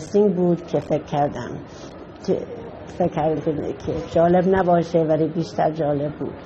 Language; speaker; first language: Persian; non-native, fluent; English